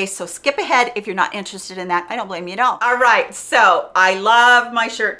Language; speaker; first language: English; native; English